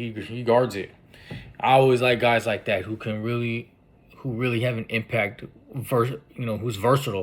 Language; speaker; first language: English; native; English